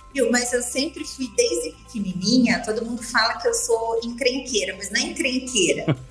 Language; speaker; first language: Portuguese; native; Portuguese